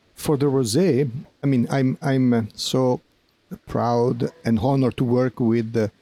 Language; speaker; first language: English; non-native, fluent; Italian